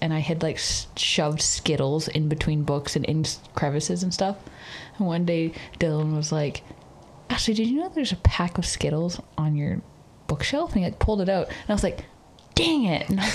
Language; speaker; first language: English; native; English